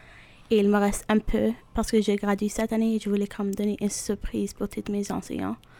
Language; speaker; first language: French; non-native, fluent; Arabic